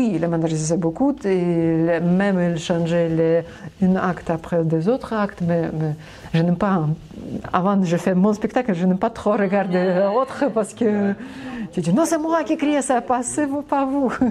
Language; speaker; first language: French; non-native, learner; Russian